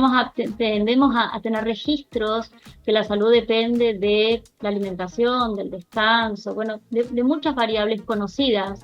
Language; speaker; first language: Spanish; native; Spanish